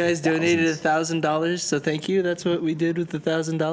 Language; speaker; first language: English; native; English